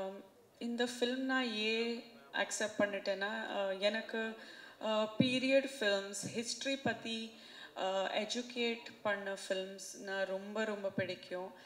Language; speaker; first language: Tamil; non-native, fluent; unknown